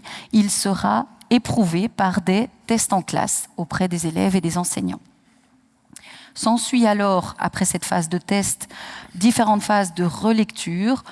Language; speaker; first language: French; native; French